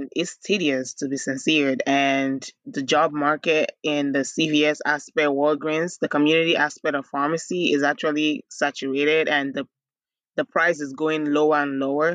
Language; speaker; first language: English; non-native, local second language; Igbo